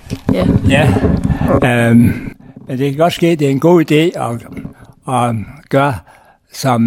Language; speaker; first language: Danish; native; Danish